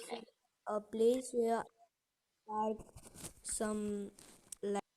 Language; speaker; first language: English; non-native, learner; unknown